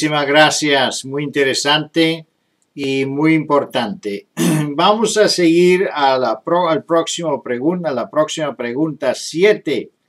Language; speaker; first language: Spanish; non-native, fluent; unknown